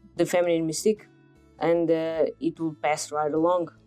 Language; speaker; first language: English; non-native, fluent; Portuguese